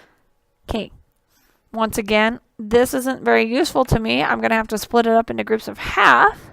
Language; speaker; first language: English; native; English